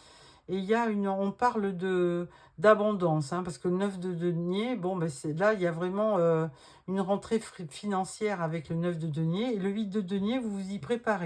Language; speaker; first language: French; native; French